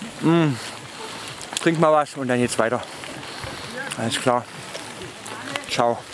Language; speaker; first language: German; native; German